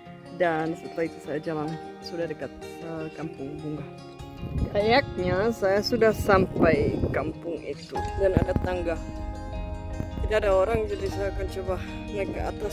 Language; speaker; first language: Indonesian; non-native, fluent; Czech